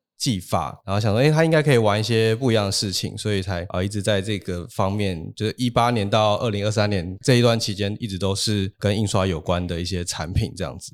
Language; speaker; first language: Chinese; non-native, local second language; Min Nan Chinese